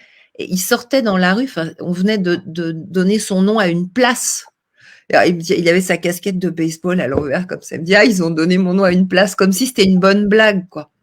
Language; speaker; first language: French; native; French